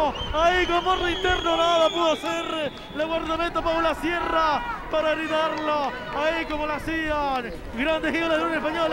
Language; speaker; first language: Spanish; native; Spanish